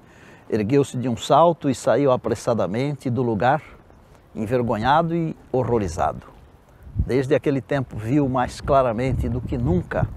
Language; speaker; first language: Portuguese; native; Portuguese